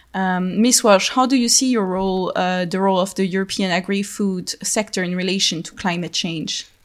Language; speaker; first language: English; non-native, fluent; French